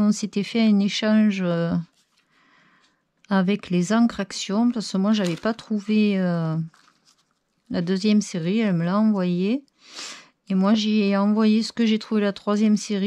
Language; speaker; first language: French; native; French